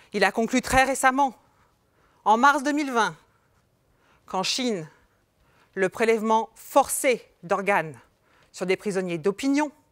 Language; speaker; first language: French; native; French